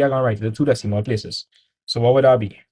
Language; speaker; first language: English; native; English